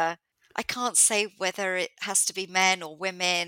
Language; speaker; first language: English; non-native, local second language; Greek